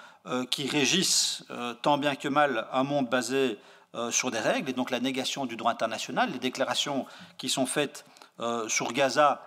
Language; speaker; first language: French; native; French